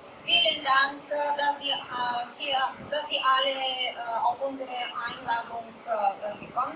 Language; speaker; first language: German; non-native, fluent; Bulgarian